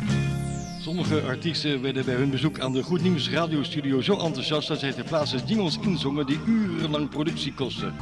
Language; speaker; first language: Dutch; native; Dutch